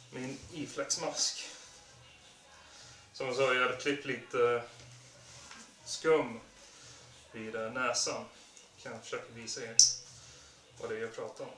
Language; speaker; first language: Swedish; non-native, local second language; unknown